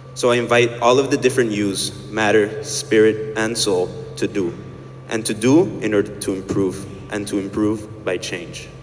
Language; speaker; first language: English; early bilingual, other home language; Spanish